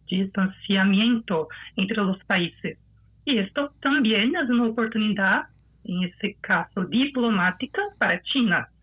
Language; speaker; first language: Spanish; non-native, fluent; Portuguese